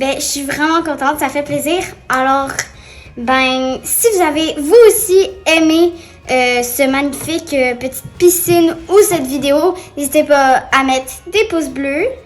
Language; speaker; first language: French; native; French